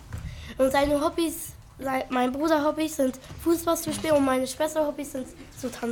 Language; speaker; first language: German; early bilingual, other home language; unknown